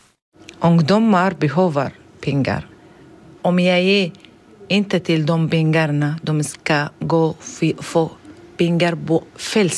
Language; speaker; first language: Swedish; non-native, learner; Arabic